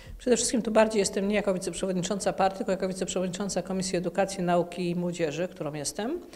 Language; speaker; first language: Polish; native; Polish